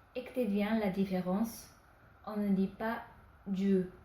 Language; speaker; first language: French; non-native, fluent; Japanese